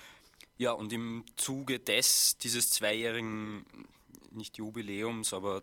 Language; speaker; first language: German; native; German